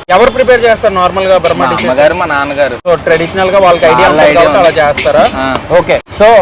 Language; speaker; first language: Telugu; early bilingual, other home language; Burmese